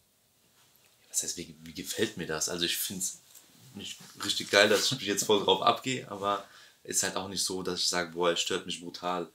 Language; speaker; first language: German; early bilingual, other home language; Albanian